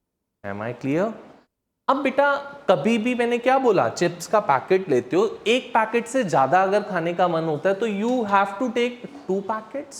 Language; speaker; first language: Hindi; native; Hindi